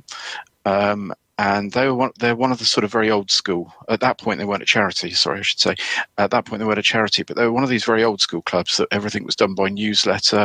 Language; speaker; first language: English; native; English